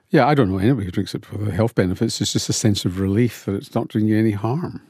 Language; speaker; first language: English; native; English